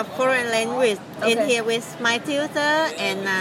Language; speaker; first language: English; non-native, learner; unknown